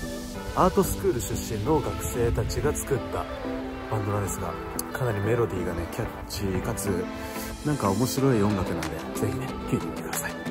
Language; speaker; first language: Japanese; native; Japanese